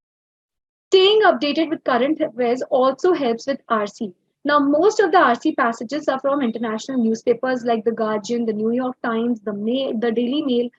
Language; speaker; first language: English; non-native, local second language; Hindi